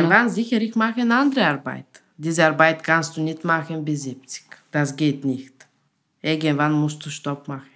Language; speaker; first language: German; non-native, learner; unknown